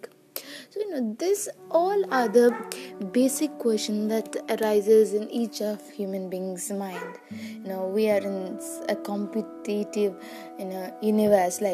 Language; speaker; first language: English; non-native, local second language; Nepali